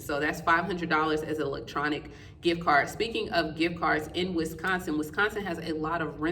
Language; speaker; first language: English; native; English